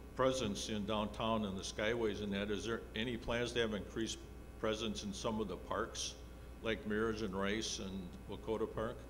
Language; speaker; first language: English; native; English